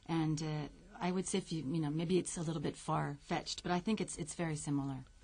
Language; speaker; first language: English; native; English